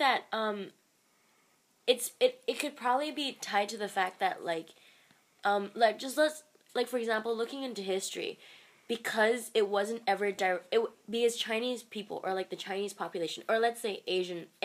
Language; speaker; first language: English; non-native, local second language; Cantonese